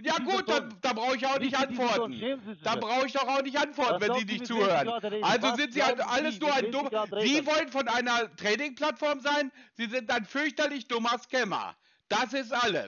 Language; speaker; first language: German; native; German